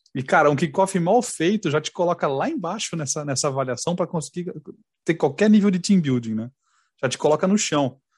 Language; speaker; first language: Portuguese; native; Portuguese